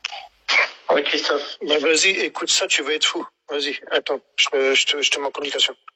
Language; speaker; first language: French; native; French